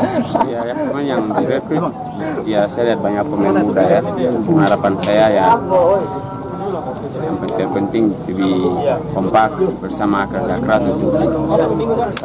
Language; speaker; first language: Indonesian; non-native, fluent; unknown